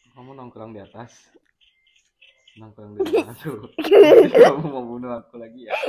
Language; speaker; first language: Indonesian; native; Indonesian